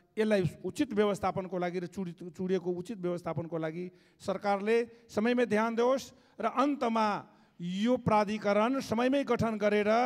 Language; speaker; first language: Nepali; non-native, local second language; Maithili